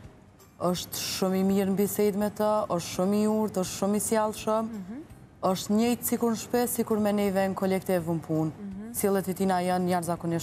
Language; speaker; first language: Albanian; native; Albanian